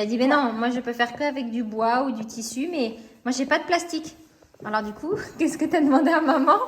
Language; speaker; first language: French; native; French